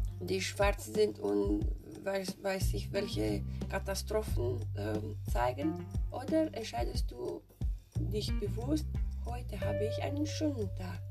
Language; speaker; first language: German; non-native, fluent; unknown